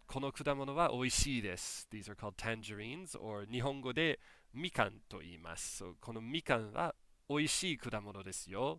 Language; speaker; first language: Japanese; non-native, fluent; English